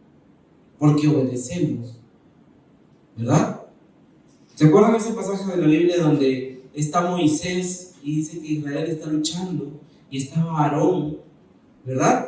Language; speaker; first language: Spanish; native; Spanish